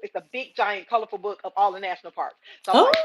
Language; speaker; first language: English; native; English